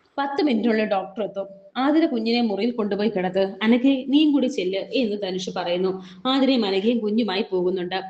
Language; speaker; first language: Malayalam; native; Malayalam